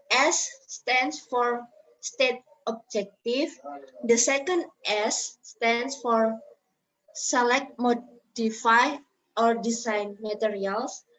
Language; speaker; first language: English; non-native, learner; Indonesian